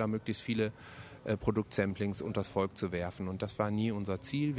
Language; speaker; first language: German; native; German